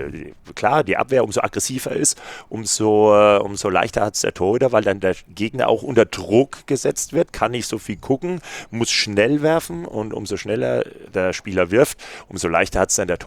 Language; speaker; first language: German; native; German